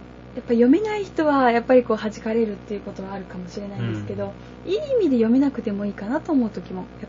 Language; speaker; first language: Japanese; native; Japanese